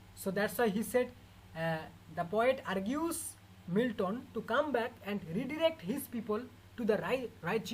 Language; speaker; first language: English; non-native, local second language; Bangla